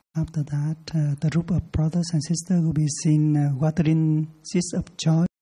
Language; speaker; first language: English; non-native, learner; Vietnamese